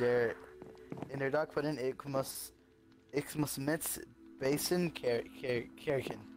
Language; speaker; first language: German; non-native, learner; English